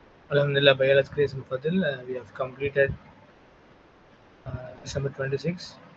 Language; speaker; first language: English; non-native, local second language; Tamil